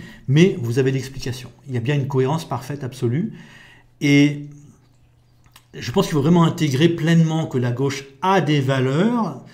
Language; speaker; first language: French; native; French